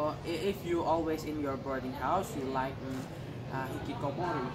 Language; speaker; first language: English; non-native, learner; Indonesian